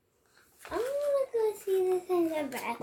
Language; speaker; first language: English; native; English